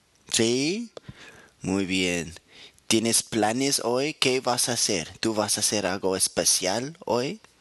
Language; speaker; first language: Spanish; non-native, fluent; English